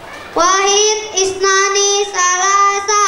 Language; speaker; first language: Arabic; non-native, learner; Indonesian